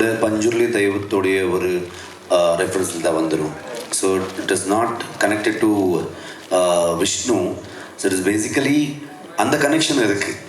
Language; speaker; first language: Tamil; non-native, local second language; Kannada